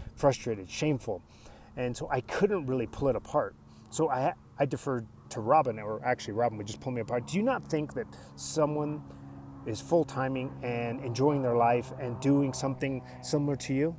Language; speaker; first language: English; early bilingual, other home language; Spanish